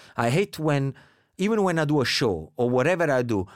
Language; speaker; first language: English; non-native, fluent; Italian